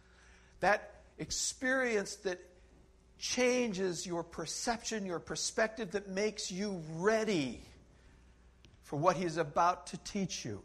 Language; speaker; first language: English; native; English